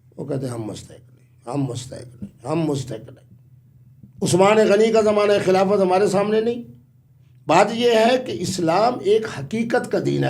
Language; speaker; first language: Urdu; non-native, local second language; Punjabi